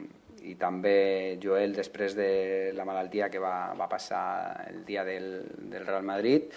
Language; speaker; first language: Catalan; non-native, local second language; Spanish